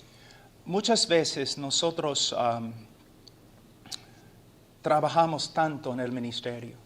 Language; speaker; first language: Spanish; non-native, fluent; English